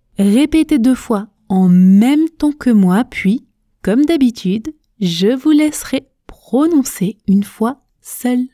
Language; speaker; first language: French; native; French